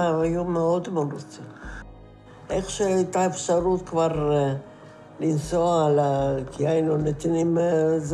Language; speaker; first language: Hebrew; non-native, fluent; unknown